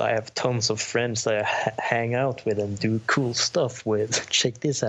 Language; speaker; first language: English; non-native, fluent; Norwegian